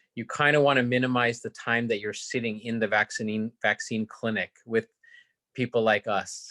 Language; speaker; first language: English; native; English